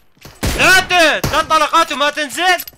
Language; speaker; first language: Arabic; native; Arabic